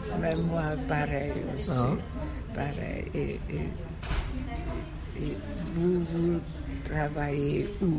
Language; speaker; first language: French; non-native, fluent; Hungarian